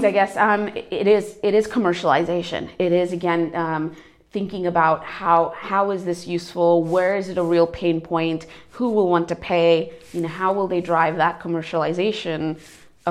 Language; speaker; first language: English; native; English